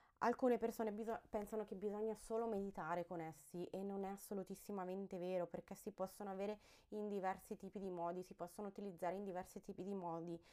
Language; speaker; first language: Italian; early bilingual, heritage; Italian